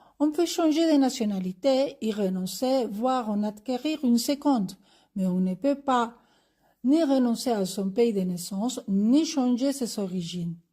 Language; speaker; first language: French; non-native, fluent; Spanish